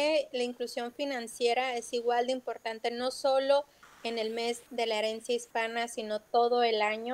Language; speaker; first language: Spanish; native; Spanish